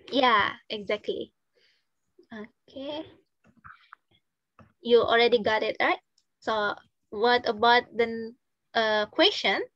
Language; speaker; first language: English; non-native, fluent; Indonesian